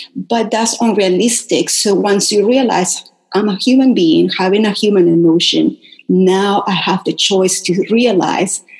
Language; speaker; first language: English; non-native, fluent; Spanish